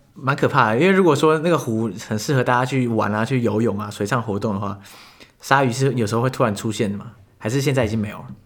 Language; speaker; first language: Chinese; native; Chinese